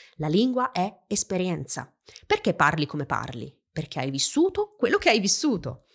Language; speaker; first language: Italian; native; Italian